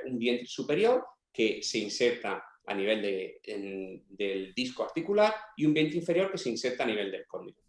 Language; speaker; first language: Spanish; native; Spanish